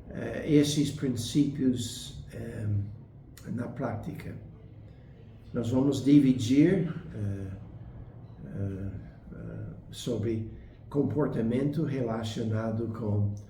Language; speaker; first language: Portuguese; non-native, fluent; English